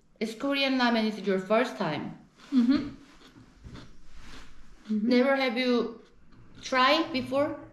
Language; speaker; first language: English; non-native, learner; Korean